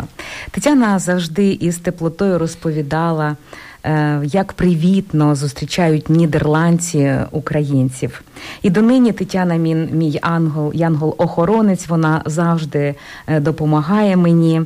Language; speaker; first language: Ukrainian; native; Ukrainian